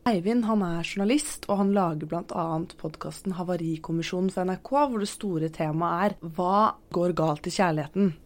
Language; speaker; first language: Norwegian; native; Norwegian